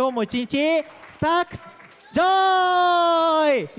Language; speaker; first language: Japanese; native; Japanese